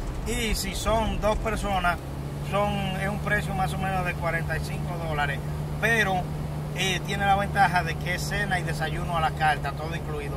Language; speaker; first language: Spanish; native; Spanish